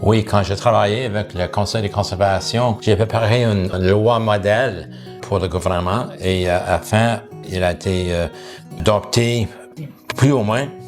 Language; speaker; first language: French; non-native, local second language; English